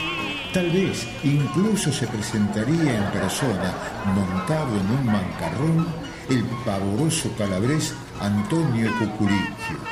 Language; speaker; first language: Spanish; native; Spanish